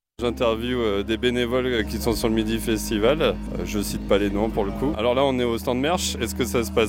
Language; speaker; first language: French; native; French